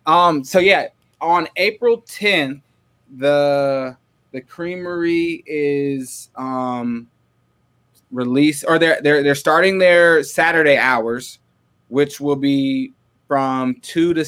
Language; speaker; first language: English; native; English